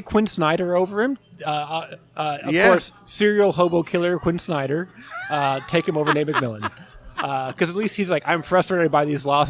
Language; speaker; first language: English; native; English